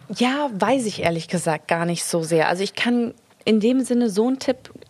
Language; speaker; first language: German; early bilingual, other home language; Spanish